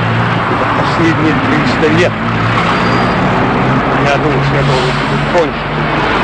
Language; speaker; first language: Russian; non-native, local second language; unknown